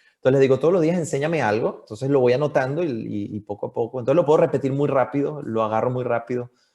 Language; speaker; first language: Spanish; native; Spanish